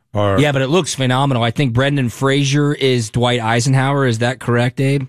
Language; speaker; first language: English; native; English